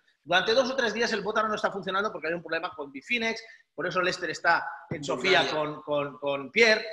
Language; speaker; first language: Spanish; native; Spanish